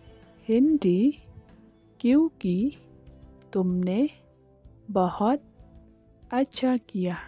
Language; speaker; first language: Hindi; non-native, local second language; Khasi